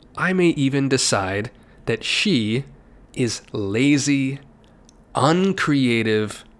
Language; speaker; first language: English; native; English